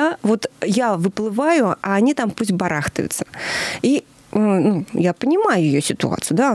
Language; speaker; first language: Russian; native; Russian